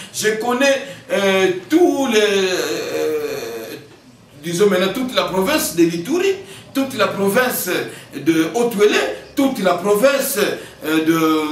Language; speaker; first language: French; non-native, local second language; Kongo